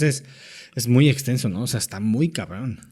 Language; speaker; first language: Spanish; native; Spanish